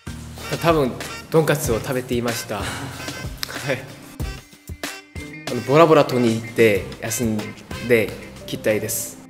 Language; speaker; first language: Japanese; non-native, fluent; Korean